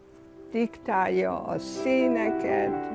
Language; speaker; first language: Hungarian; early bilingual, heritage; Hungarian